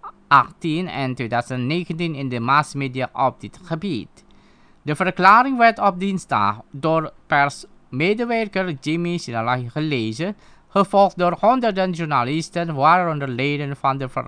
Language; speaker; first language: Dutch; non-native, fluent; Indonesian